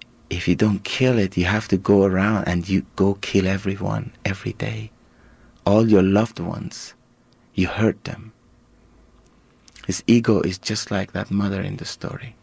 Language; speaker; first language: English; non-native, fluent; Persian